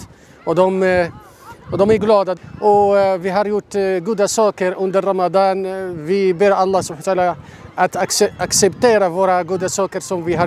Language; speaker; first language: Swedish; non-native, fluent; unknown